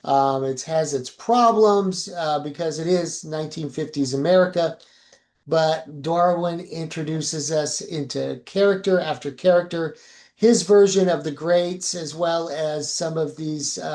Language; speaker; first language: English; native; English